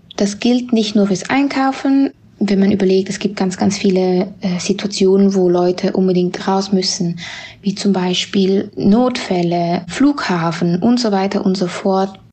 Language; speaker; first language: German; native; German